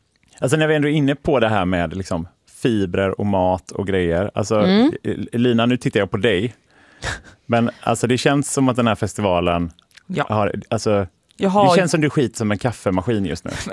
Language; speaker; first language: Swedish; native; Swedish